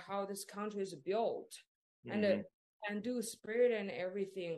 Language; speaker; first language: English; non-native, fluent; Chinese